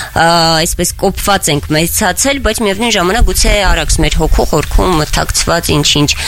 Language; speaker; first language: Armenian; native; Armenian